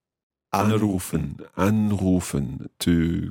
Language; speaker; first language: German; non-native, learner; English